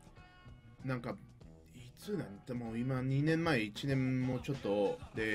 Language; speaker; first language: Japanese; non-native, learner; Spanish